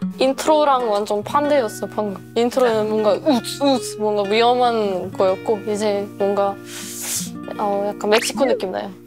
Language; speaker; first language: Korean; non-native, fluent; German